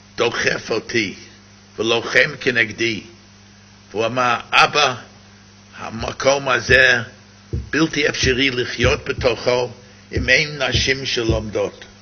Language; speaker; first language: Hebrew; non-native, fluent; English